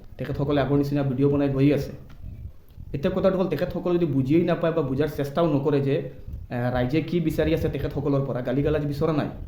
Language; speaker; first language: Assamese; non-native, local second language; Bangla